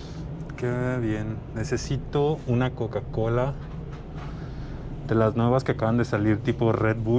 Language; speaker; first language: Spanish; native; Spanish